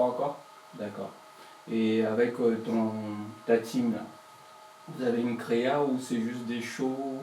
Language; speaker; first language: French; native; French